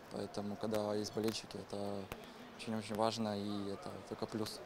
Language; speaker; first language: Russian; non-native, local second language; Ukrainian